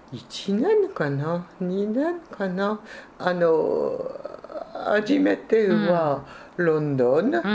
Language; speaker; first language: Japanese; non-native, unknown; French